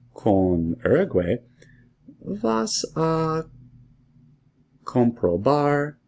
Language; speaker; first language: Spanish; non-native, learner; English